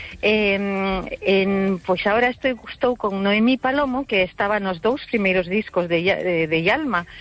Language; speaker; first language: Galician; early bilingual, heritage; Galician